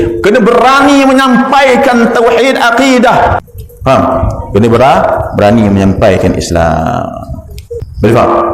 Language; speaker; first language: Malay; native; Malay